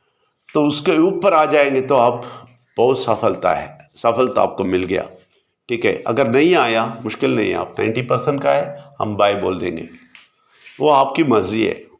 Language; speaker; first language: Hindi; non-native, local second language; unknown